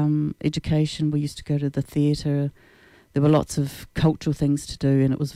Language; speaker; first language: English; native; English